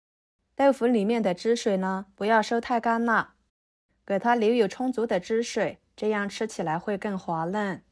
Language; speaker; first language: Chinese; native; Chinese